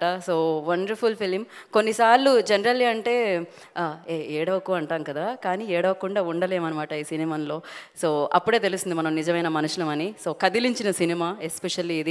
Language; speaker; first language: Telugu; native; Telugu